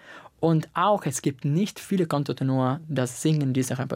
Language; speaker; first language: German; non-native, learner; Italian